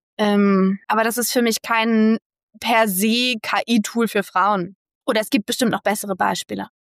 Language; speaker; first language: German; native; German